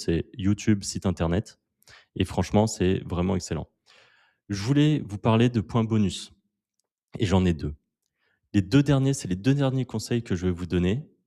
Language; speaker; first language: French; native; French